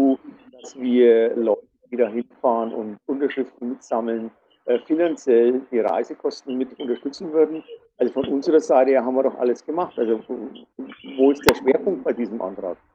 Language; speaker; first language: German; native; German